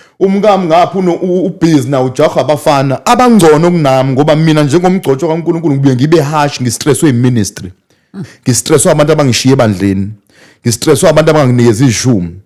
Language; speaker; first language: Zulu; native; Zulu